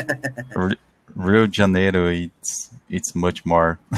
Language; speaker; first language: English; non-native, learner; Portuguese